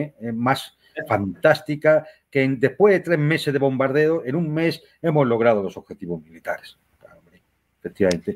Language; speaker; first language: Spanish; native; Spanish